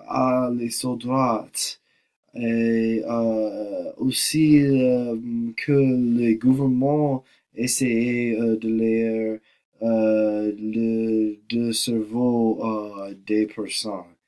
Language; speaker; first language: French; non-native, learner; English